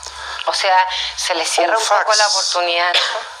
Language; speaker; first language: Spanish; native; Spanish